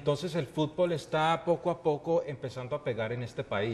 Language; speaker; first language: Spanish; native; Spanish